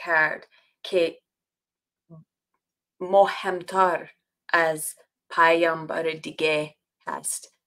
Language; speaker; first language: Persian; non-native, fluent; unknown